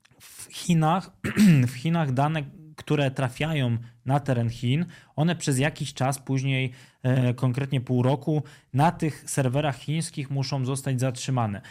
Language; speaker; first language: Polish; native; Polish